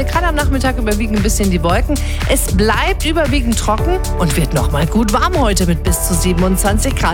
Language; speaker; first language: German; native; German